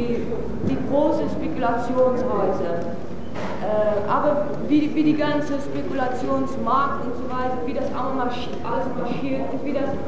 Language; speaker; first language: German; non-native, learner; Dutch